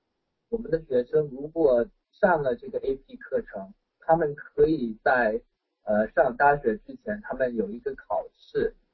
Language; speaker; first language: Chinese; non-native, fluent; English